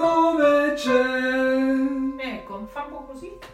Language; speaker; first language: Italian; non-native, learner; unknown